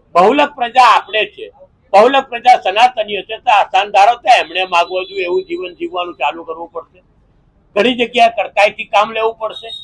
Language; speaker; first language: Gujarati; native; Gujarati